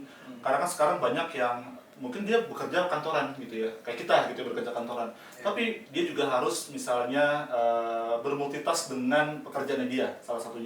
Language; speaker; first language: Indonesian; native; Indonesian